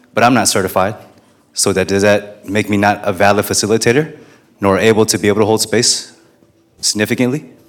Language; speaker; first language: English; native; English